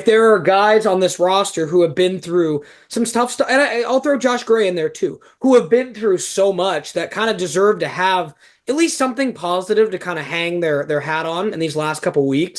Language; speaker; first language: English; native; English